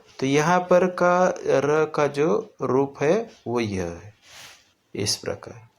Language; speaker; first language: Hindi; non-native, local second language; Marathi